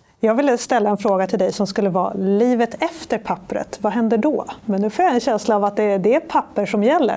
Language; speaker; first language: Swedish; native; Swedish